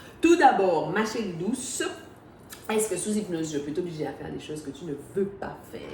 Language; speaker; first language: French; native; French